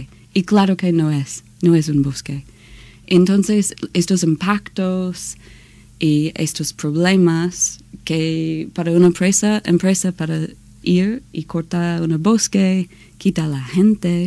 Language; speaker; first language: Spanish; non-native, learner; English